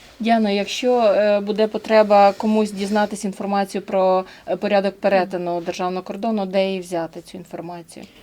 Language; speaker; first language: Ukrainian; native; Ukrainian